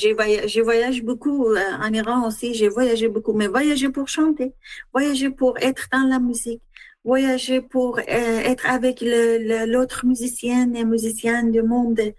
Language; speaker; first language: French; non-native, learner; Persian